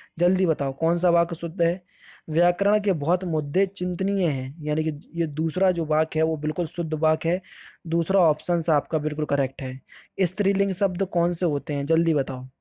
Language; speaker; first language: Hindi; native; Hindi